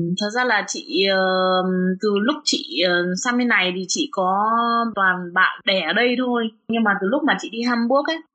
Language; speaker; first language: Vietnamese; early bilingual, other home language; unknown